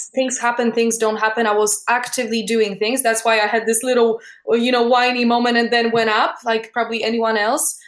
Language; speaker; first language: English; non-native, fluent; Polish